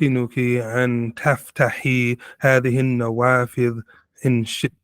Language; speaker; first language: Arabic; non-native, learner; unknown